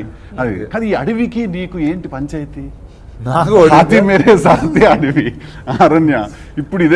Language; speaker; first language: Telugu; native; Telugu